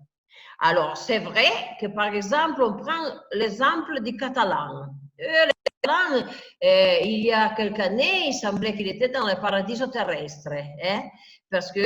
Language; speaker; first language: French; non-native, fluent; Italian